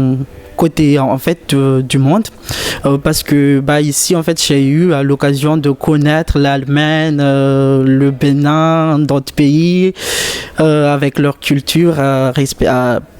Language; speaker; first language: French; native; French